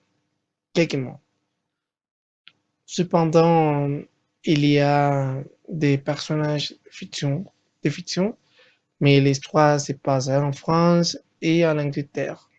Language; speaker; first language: French; non-native, learner; Spanish